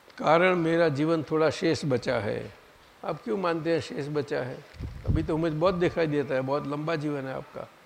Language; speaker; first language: Hindi; non-native, local second language; Gujarati